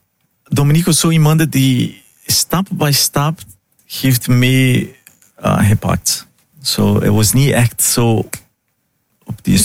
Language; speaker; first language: Dutch; non-native, fluent; Italian